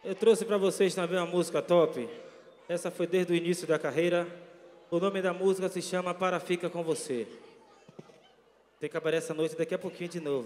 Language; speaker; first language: Portuguese; native; Portuguese